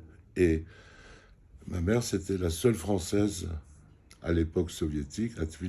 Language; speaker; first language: French; non-native, fluent; Georgian